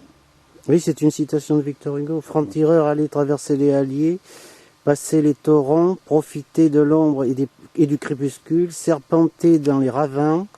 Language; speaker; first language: French; native; French